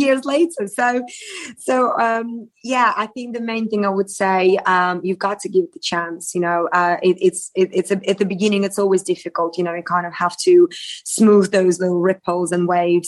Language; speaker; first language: English; non-native, fluent; Russian